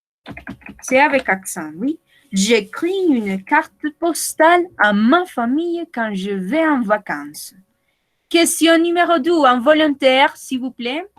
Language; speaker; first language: French; non-native, fluent; Spanish